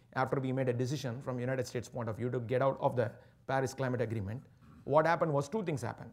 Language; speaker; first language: English; non-native, local second language; Tamil